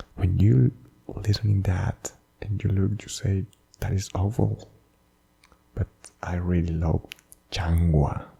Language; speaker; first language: English; non-native, fluent; Spanish